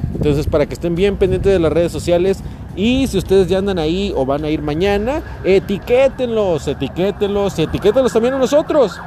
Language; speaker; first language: Spanish; native; Spanish